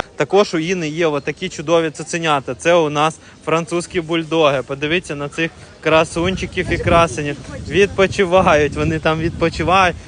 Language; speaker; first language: Ukrainian; non-native, local second language; Russian